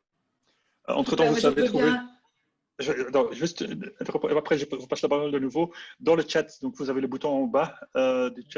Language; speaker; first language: French; non-native, local second language; Dutch